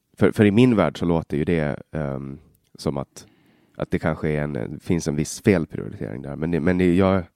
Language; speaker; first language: Swedish; native; Swedish